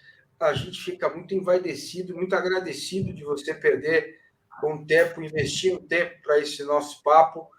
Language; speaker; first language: Portuguese; native; Portuguese